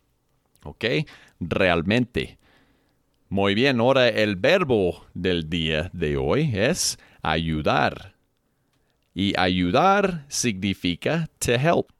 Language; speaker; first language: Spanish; non-native, fluent; English